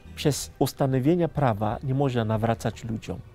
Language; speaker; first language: Polish; non-native, fluent; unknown